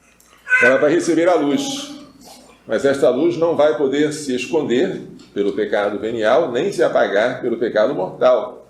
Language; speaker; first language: Portuguese; native; Portuguese